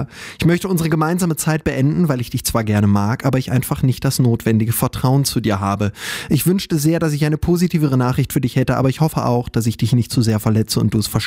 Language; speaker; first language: German; native; German